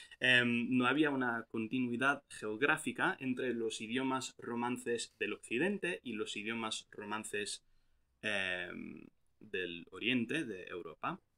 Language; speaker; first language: Spanish; non-native, fluent; English